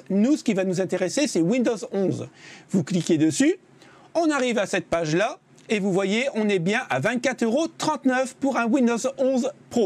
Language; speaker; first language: French; native; French